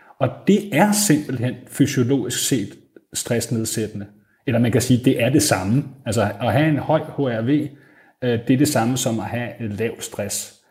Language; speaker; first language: Danish; native; Danish